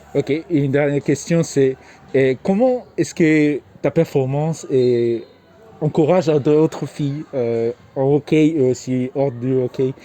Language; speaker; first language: French; non-native, fluent; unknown